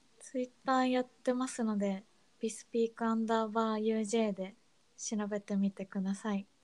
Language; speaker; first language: Japanese; native; Japanese